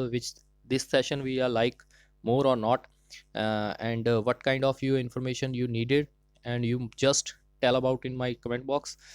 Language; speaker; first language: English; non-native, local second language; Punjabi